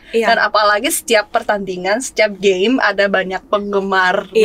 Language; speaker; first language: Indonesian; non-native, fluent; Korean